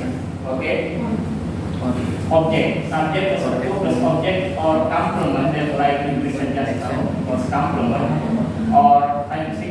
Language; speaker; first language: English; non-native, fluent; Indonesian